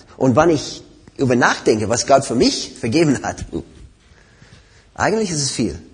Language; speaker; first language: German; non-native, fluent; English